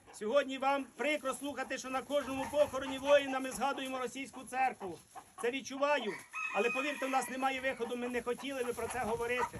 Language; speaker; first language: Ukrainian; native; Ukrainian